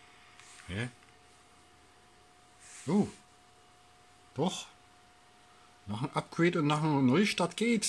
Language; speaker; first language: German; native; German